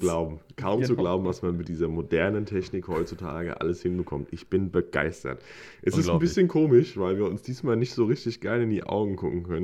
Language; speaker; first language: German; native; German